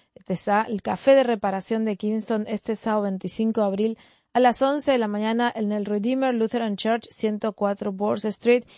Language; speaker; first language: Spanish; native; Spanish